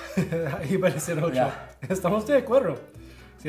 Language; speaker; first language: Spanish; non-native, fluent; English